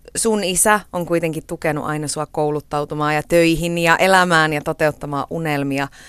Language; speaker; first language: Finnish; native; Finnish